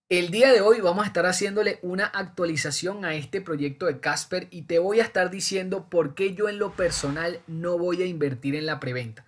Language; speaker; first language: Spanish; native; Spanish